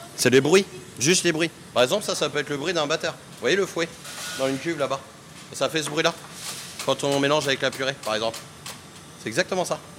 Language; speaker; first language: French; native; French